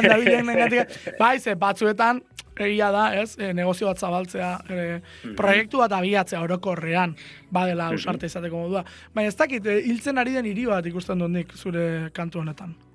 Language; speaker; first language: Basque; native; Basque